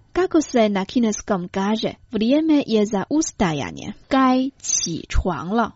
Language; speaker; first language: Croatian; non-native, fluent; Chinese